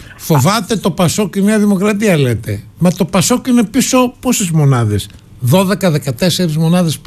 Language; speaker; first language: Greek; native; Greek